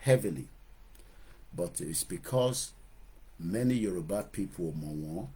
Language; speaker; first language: English; non-native, local second language; Yoruba